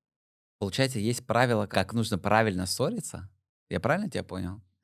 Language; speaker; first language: Russian; native; Russian